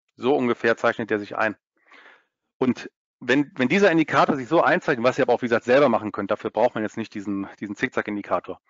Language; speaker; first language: German; native; German